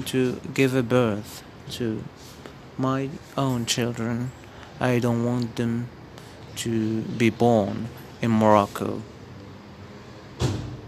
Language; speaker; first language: English; non-native, fluent; Berber languages